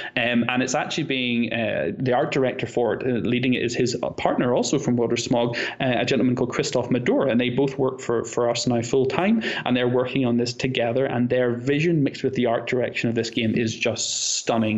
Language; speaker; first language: English; native; English